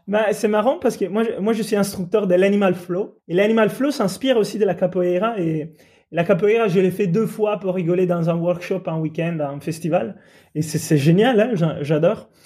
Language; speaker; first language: French; non-native, fluent; Italian